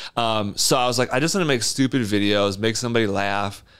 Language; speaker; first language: English; native; English